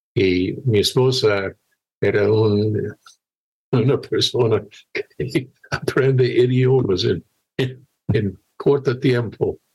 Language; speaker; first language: Spanish; non-native, fluent; English